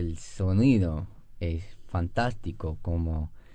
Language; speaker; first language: Spanish; non-native, fluent; English